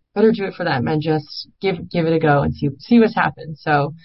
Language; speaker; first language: English; native; English